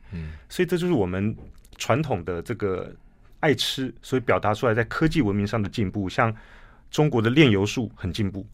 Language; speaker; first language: Chinese; native; Chinese